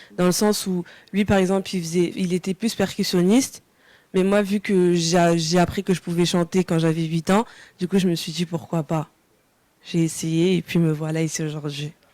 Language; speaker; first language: French; early bilingual, other home language; Wolof